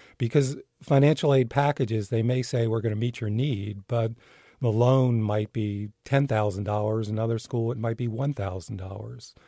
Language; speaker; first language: English; native; English